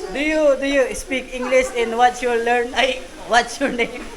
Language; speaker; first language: English; non-native, learner; Filipino